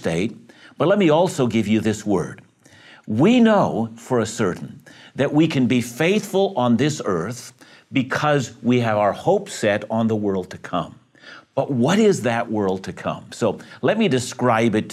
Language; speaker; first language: English; native; English